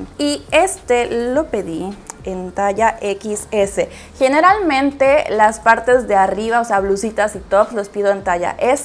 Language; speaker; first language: Spanish; native; Spanish